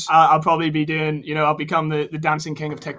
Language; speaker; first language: English; native; English